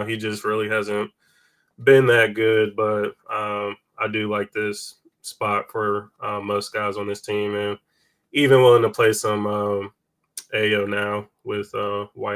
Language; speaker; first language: English; native; English